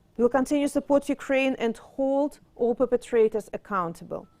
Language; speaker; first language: English; non-native, fluent; Russian